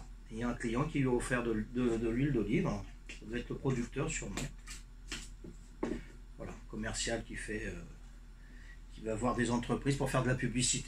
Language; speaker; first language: French; native; French